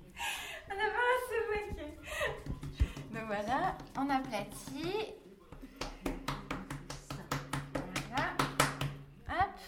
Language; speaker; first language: French; native; French